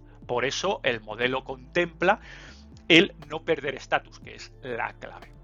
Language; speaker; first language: Spanish; native; Spanish